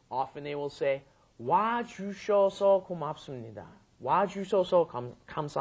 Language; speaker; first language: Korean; non-native, fluent; English